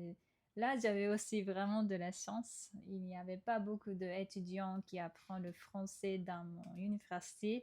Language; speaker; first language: French; non-native, fluent; Japanese